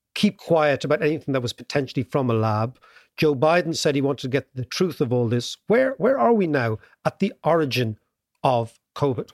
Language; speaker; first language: English; native; English